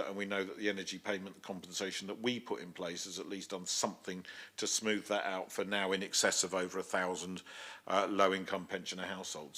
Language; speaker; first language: English; native; English